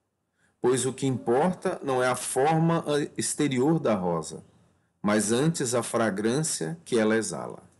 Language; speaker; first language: Portuguese; native; Portuguese